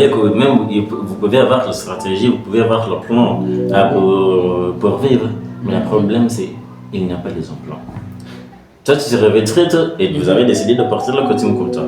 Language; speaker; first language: French; non-native, learner; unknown